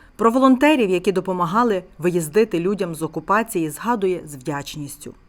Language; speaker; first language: Ukrainian; native; Ukrainian